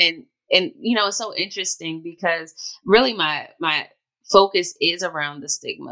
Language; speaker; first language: English; native; English